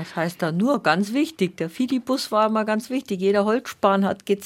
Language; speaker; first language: German; native; German